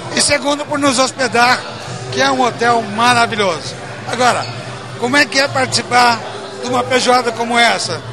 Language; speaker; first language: Portuguese; native; Portuguese